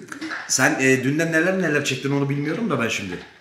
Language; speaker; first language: Turkish; native; Turkish